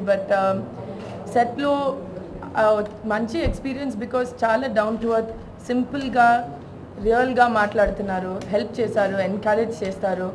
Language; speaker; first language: Telugu; non-native, local second language; Tamil